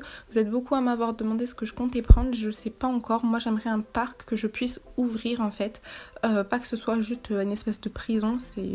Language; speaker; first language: French; native; French